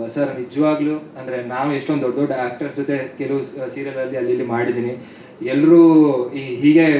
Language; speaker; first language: Kannada; native; Kannada